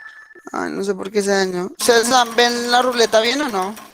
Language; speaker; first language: Spanish; native; Spanish